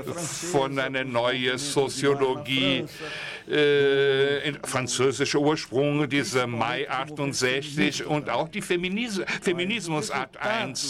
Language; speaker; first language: German; non-native, fluent; Portuguese